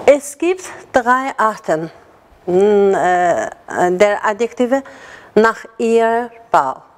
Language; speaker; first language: German; non-native, fluent; Azerbaijani